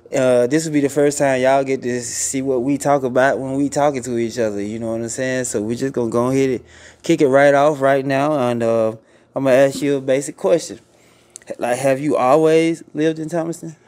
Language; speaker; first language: English; native; English